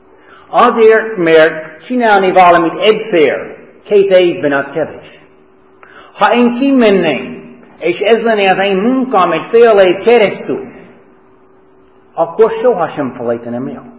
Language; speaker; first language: Hungarian; non-native, fluent; English